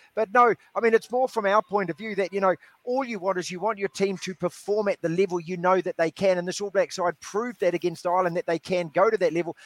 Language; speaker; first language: English; native; English